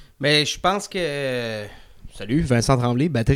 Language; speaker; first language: French; native; French